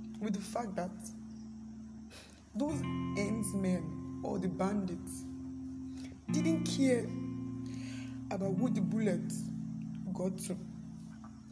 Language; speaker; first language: English; non-native, local second language; Yoruba